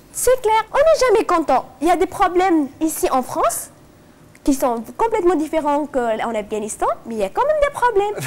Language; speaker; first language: French; non-native, fluent; Persian